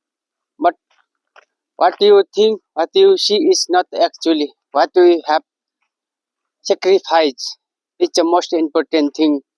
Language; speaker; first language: English; non-native, learner; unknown